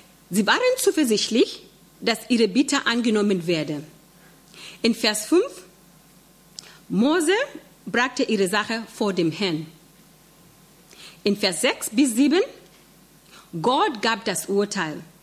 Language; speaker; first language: German; non-native, fluent; Swahili